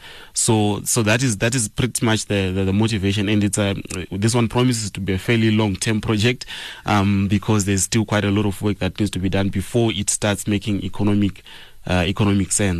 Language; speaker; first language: English; non-native, local second language; Shona